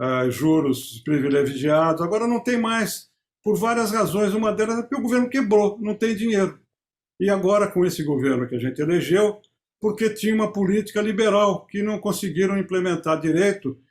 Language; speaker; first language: Portuguese; native; Portuguese